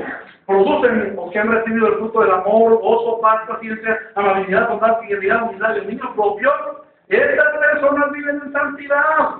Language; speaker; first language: Spanish; native; Spanish